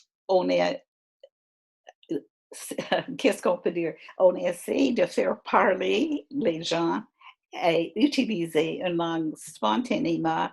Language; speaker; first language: French; non-native, fluent; English